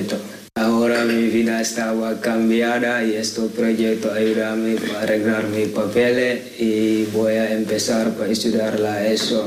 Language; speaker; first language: Spanish; non-native, learner; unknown